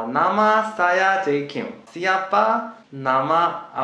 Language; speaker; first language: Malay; non-native, learner; Korean